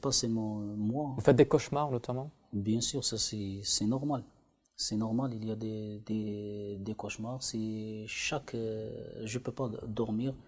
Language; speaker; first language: French; non-native, learner; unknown